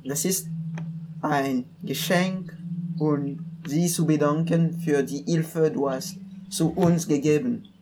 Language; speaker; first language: German; non-native, learner; French